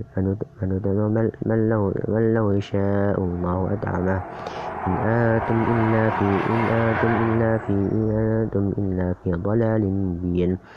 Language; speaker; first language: Arabic; non-native, learner; Indonesian